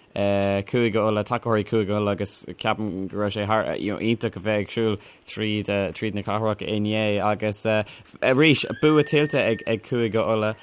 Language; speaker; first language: Irish; non-native, local second language; English